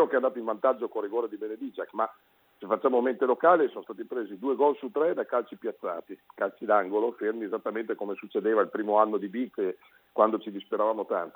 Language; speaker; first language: Italian; native; Italian